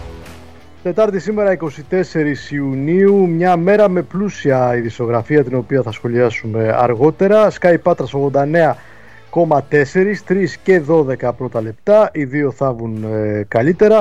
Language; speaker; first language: Greek; native; Greek